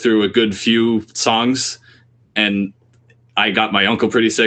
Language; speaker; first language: English; native; English